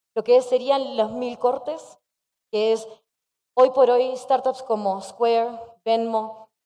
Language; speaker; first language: Spanish; native; Spanish